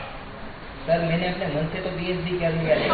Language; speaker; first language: Hindi; non-native, local second language; Gujarati